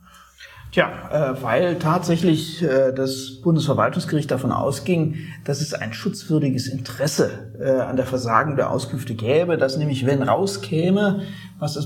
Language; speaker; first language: German; native; German